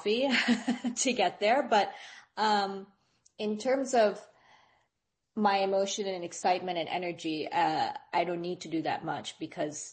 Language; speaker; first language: English; non-native, local second language; Filipino